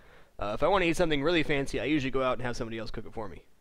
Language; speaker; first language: English; native; English